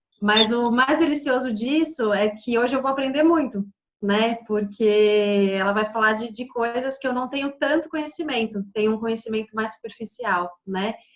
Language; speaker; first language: Portuguese; native; Portuguese